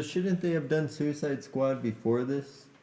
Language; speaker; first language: English; native; English